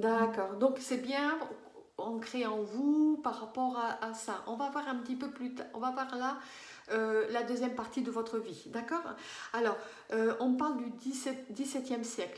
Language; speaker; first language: French; native; French